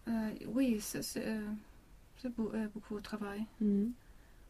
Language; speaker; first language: French; non-native, learner; Swedish